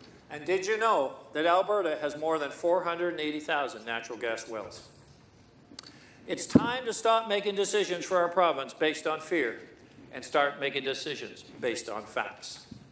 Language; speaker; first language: English; native; English